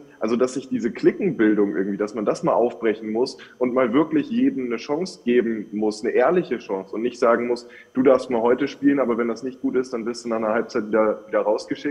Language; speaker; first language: German; native; German